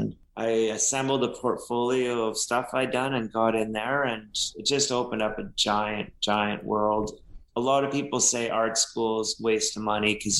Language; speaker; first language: English; native; English